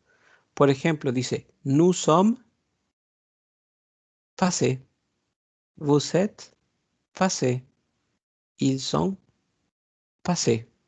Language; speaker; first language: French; non-native, fluent; Spanish